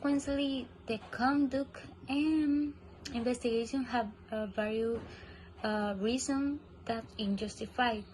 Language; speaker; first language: English; non-native, learner; Spanish